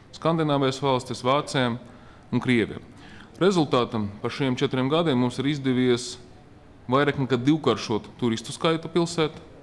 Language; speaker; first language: Latvian; non-native, local second language; Russian